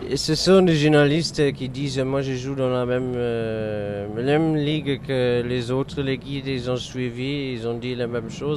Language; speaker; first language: French; non-native, fluent; German